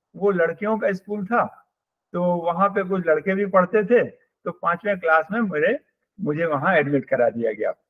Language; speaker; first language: Hindi; native; Hindi